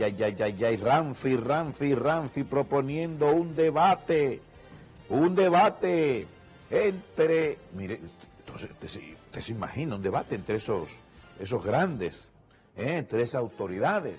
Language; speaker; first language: Spanish; native; Spanish